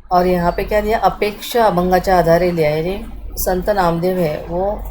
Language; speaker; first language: Hindi; non-native, local second language; Marathi